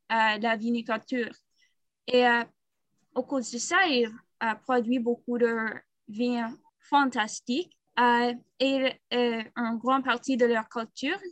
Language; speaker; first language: French; non-native, learner; English